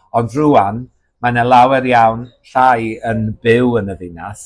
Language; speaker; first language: Welsh; native; Welsh